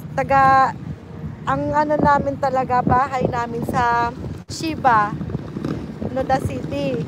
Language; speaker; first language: Filipino; non-native, local second language; Cebuano